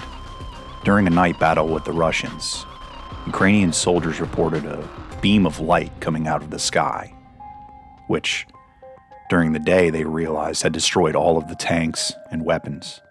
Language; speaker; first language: English; native; English